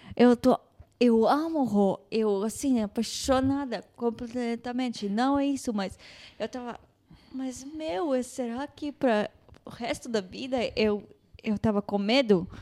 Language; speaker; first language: Portuguese; non-native, fluent; Hebrew